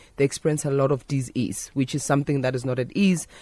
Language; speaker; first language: English; non-native, local second language; Zulu